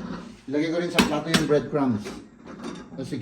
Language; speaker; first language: Filipino; native; Filipino